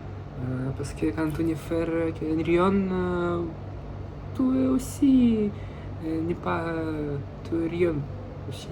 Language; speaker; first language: French; non-native, learner; Russian